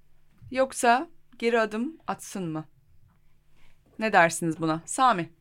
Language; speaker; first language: Turkish; native; Turkish